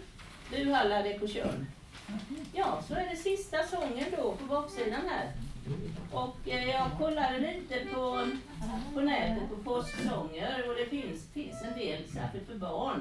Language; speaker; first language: Swedish; native; Swedish